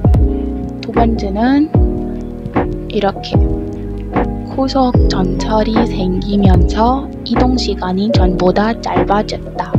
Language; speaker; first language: Korean; non-native, learner; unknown